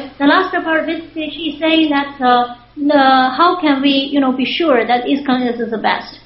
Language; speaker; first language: English; non-native, fluent; Chinese